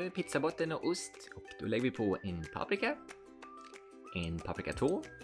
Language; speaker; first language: Swedish; native; Swedish